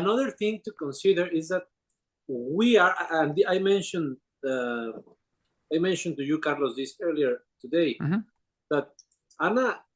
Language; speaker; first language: English; non-native, fluent; Spanish